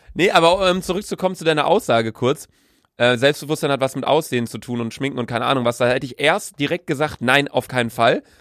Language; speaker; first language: German; native; German